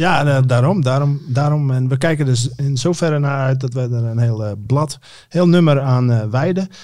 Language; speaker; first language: Dutch; native; Dutch